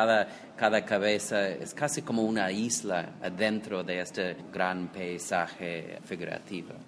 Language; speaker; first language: Spanish; non-native, fluent; English